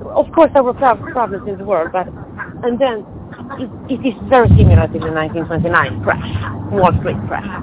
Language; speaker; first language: English; non-native, fluent; Swedish